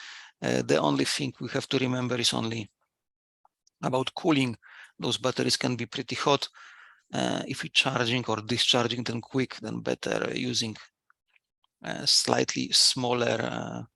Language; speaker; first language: English; non-native, fluent; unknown